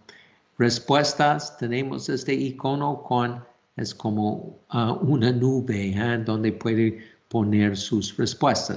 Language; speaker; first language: Spanish; non-native, fluent; English